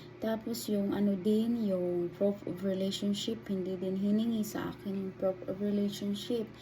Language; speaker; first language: Filipino; non-native, local second language; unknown